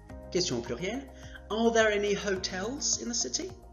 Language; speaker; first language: English; non-native, fluent; French